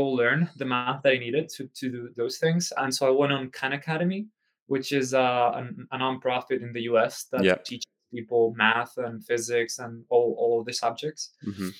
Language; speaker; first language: English; non-native, fluent; Czech